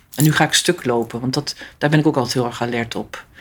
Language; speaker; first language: Dutch; early bilingual, other home language; Italian